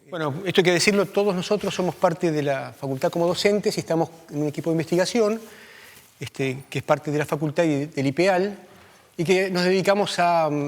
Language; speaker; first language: Spanish; native; Spanish